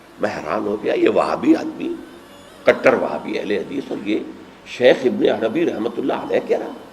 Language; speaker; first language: Urdu; native; Urdu